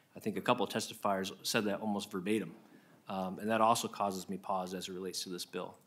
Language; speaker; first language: English; native; English